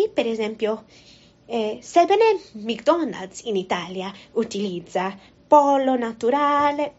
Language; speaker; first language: Italian; non-native, learner; English